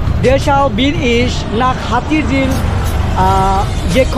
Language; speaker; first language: German; non-native, learner; Bangla